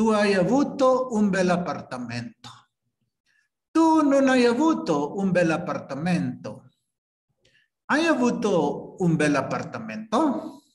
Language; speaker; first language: Italian; non-native, fluent; Spanish